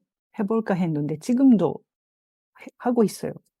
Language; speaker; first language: Korean; non-native, fluent; Japanese